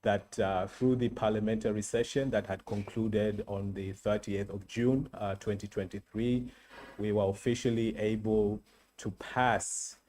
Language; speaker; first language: English; non-native, local second language; Swahili